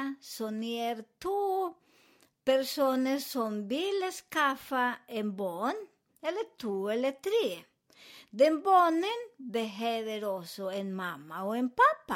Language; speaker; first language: Swedish; non-native, learner; Spanish